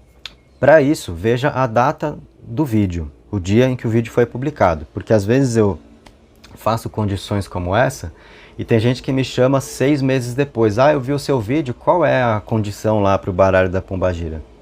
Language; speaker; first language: Portuguese; native; Portuguese